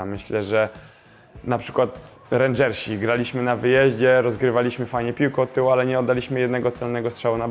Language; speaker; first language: Polish; native; Polish